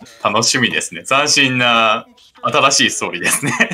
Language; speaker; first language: Japanese; native; Japanese